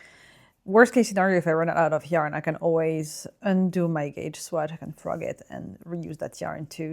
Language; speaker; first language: English; non-native, fluent; French